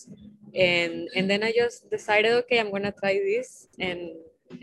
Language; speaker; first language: English; non-native, fluent; Spanish